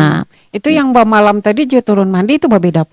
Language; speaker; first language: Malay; non-native, local second language; Minangkabau